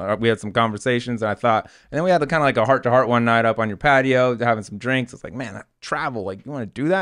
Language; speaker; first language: English; native; English